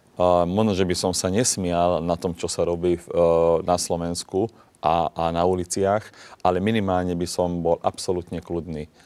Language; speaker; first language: Slovak; non-native, local second language; Hungarian